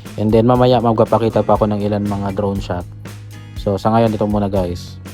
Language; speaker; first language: Filipino; non-native, local second language; Bikol